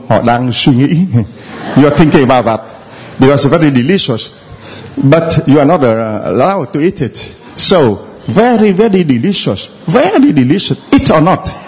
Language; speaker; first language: English; non-native, learner; Vietnamese